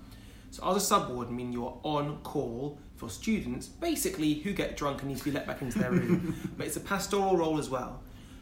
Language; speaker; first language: English; native; English